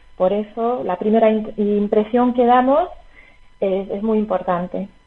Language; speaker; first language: Spanish; non-native, fluent; Slovak